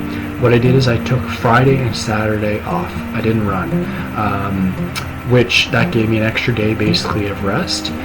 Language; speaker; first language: English; native; English